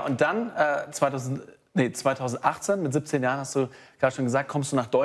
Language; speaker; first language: German; native; German